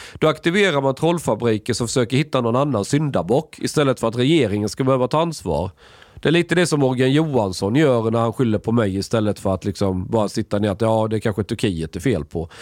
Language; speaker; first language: Swedish; native; Swedish